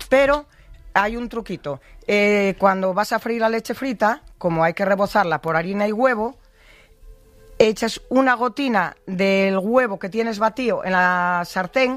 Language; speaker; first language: Spanish; native; Spanish